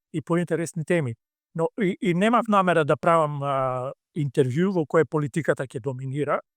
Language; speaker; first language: Macedonian; native; Macedonian